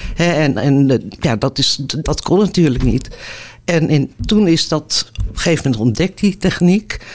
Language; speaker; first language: Dutch; native; Dutch